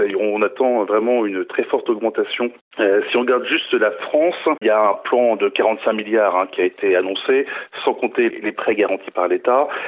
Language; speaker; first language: French; native; French